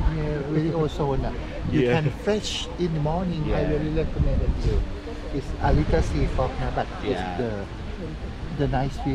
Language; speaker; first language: English; non-native, learner; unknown